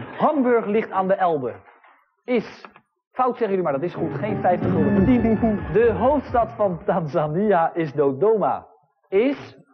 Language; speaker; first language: Dutch; native; Dutch